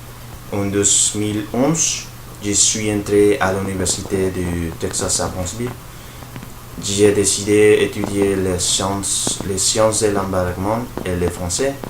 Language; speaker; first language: French; non-native, learner; Spanish